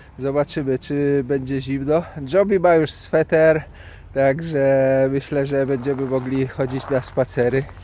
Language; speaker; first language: Polish; native; Polish